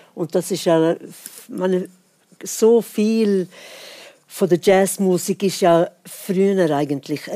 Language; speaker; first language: German; non-native, fluent; Swedish